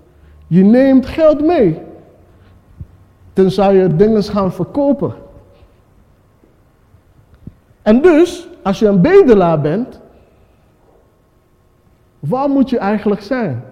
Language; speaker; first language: Dutch; non-native, fluent; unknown